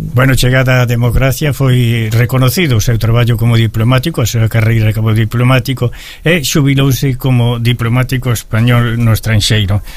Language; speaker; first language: Galician; early bilingual, heritage; Galician